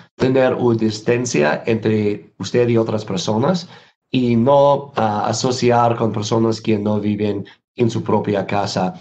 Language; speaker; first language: Spanish; non-native, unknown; English